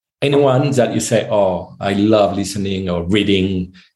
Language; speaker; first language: English; non-native, fluent; French